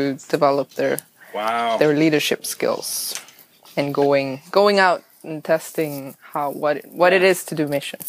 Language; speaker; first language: English; non-native, fluent; Swedish